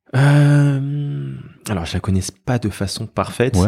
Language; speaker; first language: French; native; French